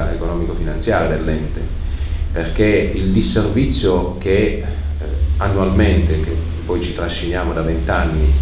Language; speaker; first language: Italian; native; Italian